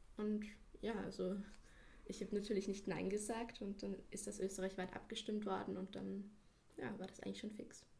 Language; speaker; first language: German; native; German